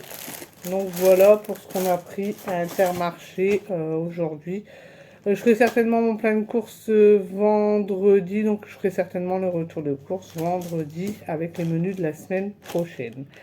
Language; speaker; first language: French; native; French